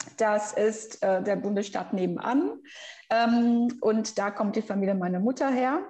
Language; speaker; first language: German; non-native, fluent; Portuguese